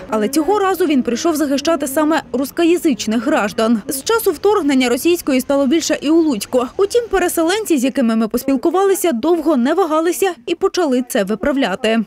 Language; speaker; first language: Ukrainian; native; Ukrainian